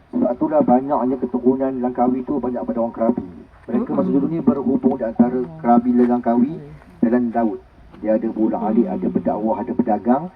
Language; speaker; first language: Malay; native; Malay